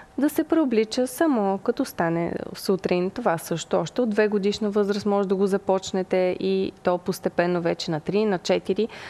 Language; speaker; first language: Bulgarian; native; Bulgarian